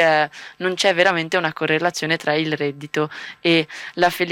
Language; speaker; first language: Italian; native; Italian